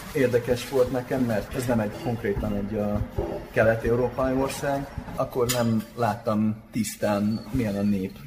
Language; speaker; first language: Hungarian; non-native, fluent; English